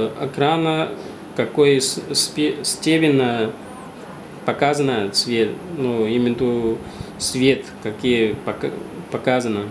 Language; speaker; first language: Russian; non-native, learner; Chinese